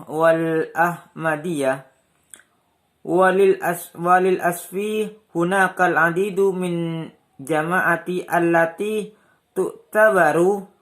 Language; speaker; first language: Arabic; non-native, learner; Indonesian